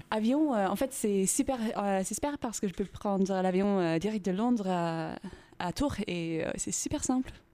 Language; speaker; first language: French; non-native, learner; English